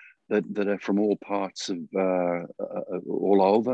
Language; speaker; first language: English; native; English